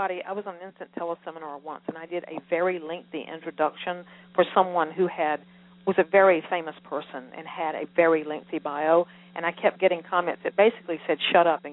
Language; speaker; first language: English; native; English